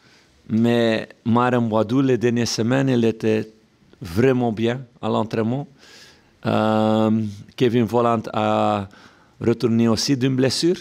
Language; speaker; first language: French; non-native, local second language; Dutch